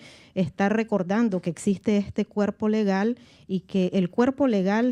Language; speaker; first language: Spanish; native; Spanish